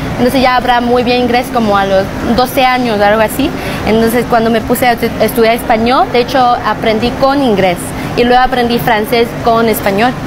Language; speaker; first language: Spanish; non-native, fluent; Chinese